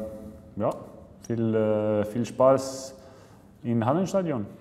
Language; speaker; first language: German; non-native, local second language; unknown